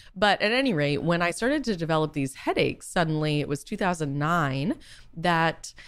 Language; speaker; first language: English; native; English